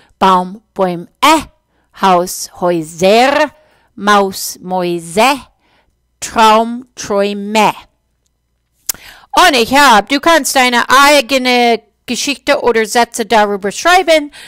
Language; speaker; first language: German; non-native, fluent; English